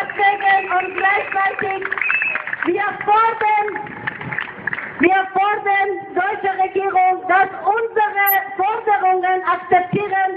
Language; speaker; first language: German; non-native, fluent; Persian